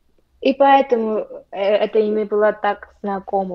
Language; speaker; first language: Russian; non-native, learner; Armenian